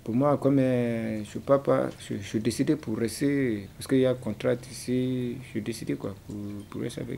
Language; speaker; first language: French; non-native, learner; English